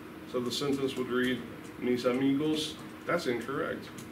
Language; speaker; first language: English; native; English